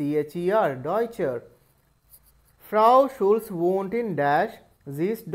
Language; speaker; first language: German; non-native, learner; Hindi